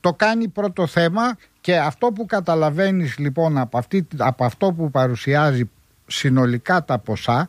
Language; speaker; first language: Greek; native; Greek